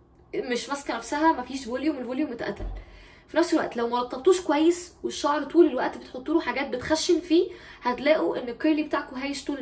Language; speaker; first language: Arabic; native; Arabic